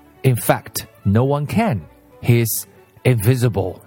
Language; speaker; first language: English; non-native, fluent; Chinese